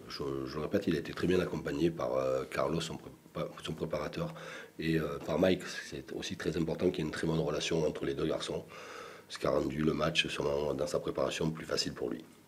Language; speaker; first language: French; native; French